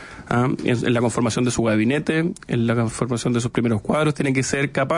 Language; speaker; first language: Spanish; native; Spanish